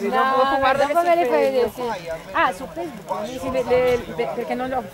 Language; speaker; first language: Italian; native; Italian